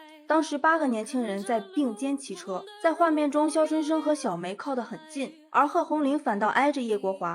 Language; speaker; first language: Chinese; native; Chinese